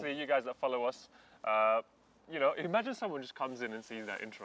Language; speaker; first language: English; early bilingual, other home language; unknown